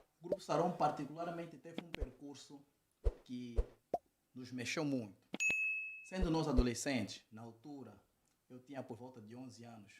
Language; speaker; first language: Portuguese; native; Portuguese